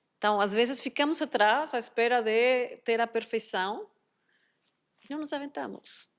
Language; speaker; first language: Portuguese; non-native, fluent; Spanish